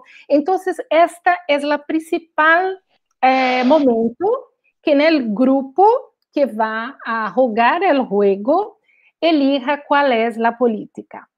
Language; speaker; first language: Spanish; non-native, learner; Portuguese